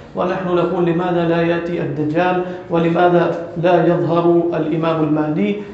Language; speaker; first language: Arabic; non-native, fluent; Urdu